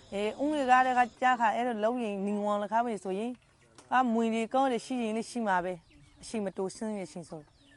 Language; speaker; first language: Burmese; native; Burmese